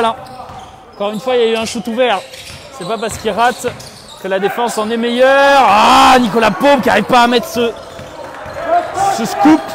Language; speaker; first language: French; native; French